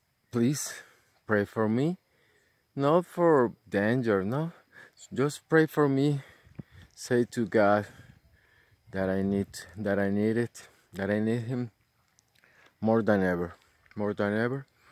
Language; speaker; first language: English; non-native, learner; Spanish